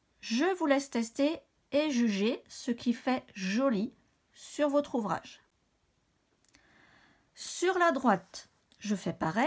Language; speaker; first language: French; native; French